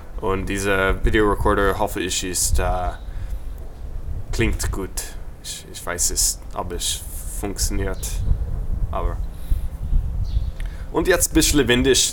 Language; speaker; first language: German; non-native, learner; English